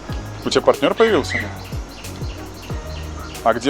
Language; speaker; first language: Russian; native; Russian